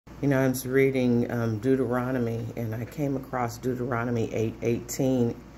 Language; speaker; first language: English; native; English